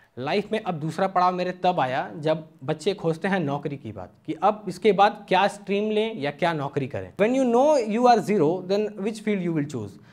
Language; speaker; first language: Hindi; native; Hindi